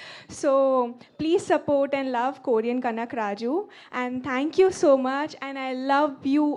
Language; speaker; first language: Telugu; non-native, learner; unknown